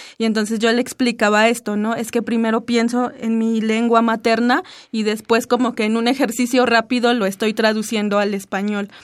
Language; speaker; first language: Spanish; non-native, local second language; Zapotec